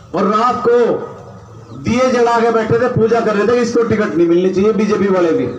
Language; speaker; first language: Hindi; native; Hindi